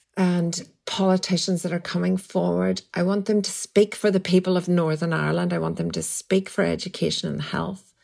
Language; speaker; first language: English; native; English